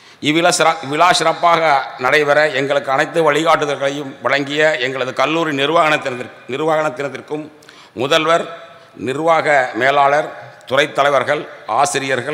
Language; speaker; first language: Tamil; native; Tamil